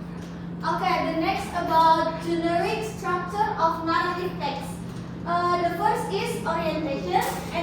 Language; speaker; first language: English; non-native, learner; Indonesian